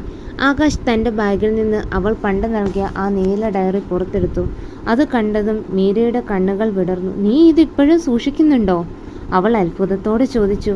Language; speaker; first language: Malayalam; native; Malayalam